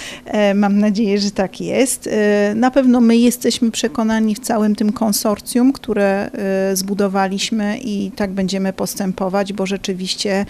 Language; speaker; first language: Polish; native; Polish